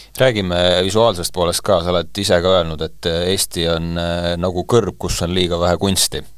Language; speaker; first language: Estonian; native; Estonian